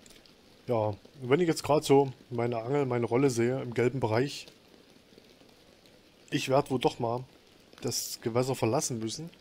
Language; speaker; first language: German; native; German